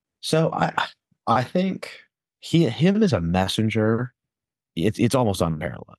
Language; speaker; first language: English; native; English